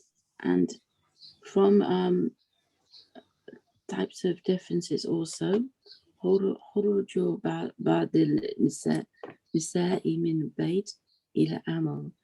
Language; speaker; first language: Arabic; non-native, learner; English